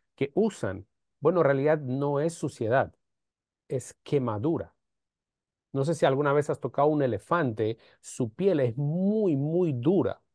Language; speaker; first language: Spanish; non-native, fluent; Romanian